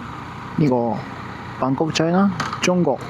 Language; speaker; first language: Chinese; non-native, learner; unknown